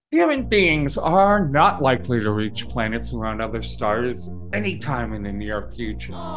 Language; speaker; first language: English; native; English